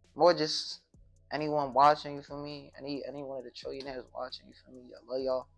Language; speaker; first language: English; native; English